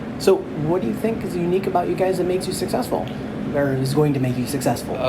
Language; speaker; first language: English; native; English